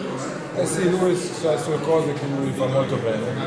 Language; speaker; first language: Italian; non-native, learner; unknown